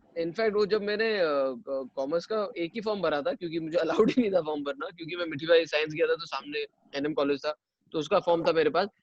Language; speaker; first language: Hindi; non-native, local second language; Kashmiri